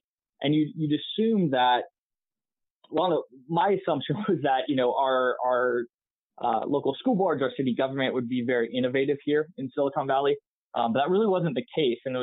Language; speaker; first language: English; native; English